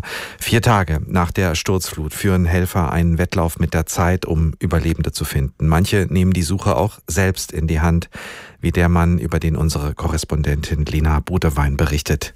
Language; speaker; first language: German; native; German